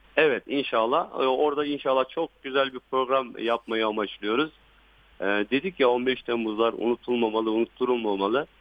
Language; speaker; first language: Turkish; native; Turkish